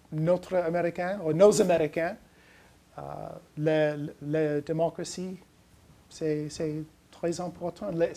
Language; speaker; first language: French; non-native, learner; English